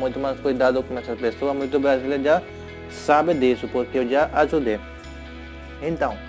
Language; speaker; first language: Portuguese; non-native, learner; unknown